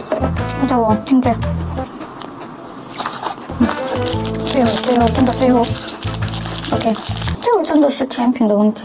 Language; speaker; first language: Chinese; non-native, learner; Korean